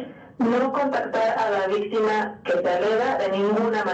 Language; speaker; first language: Spanish; native; Spanish